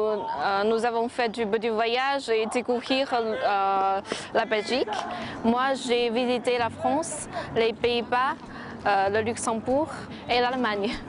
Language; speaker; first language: French; non-native, fluent; Chinese